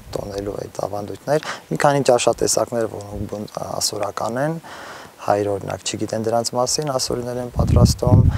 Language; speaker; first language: Armenian; non-native, local second language; Assyrian Neo-Aramaic